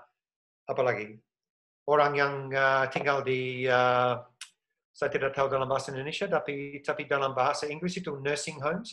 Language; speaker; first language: Indonesian; non-native, fluent; English